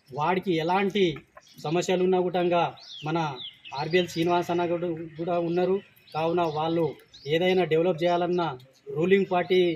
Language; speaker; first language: Telugu; native; Telugu